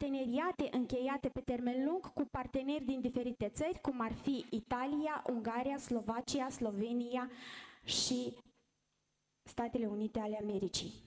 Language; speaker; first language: Romanian; native; Romanian